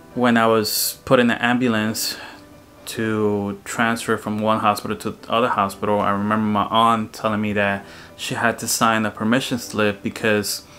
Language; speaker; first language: English; early bilingual, other home language; Spanish